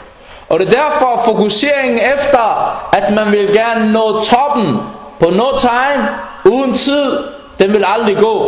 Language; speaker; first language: Danish; non-native, fluent; Arabic